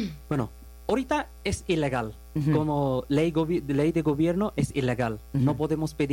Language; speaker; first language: Spanish; non-native, learner; Bangla